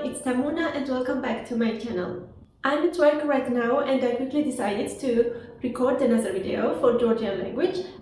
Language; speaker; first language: English; non-native, fluent; Georgian